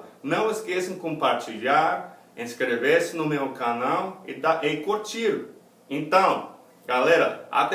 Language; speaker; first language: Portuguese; non-native, fluent; English